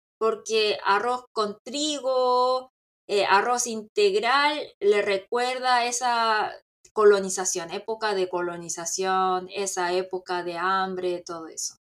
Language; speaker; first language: Spanish; non-native, fluent; Korean